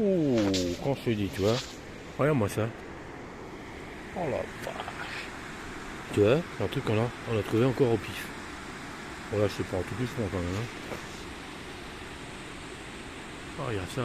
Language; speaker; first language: French; native; French